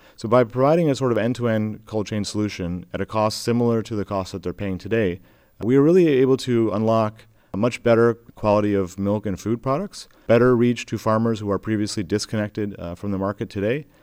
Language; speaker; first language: English; native; English